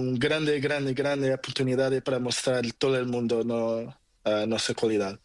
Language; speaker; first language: Spanish; non-native, learner; Portuguese